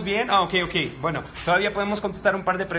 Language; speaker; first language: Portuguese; native; Portuguese